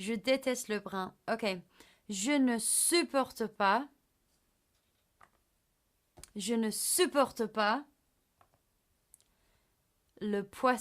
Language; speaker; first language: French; non-native, fluent; English